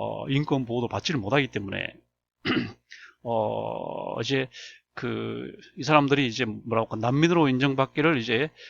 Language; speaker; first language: Korean; native; Korean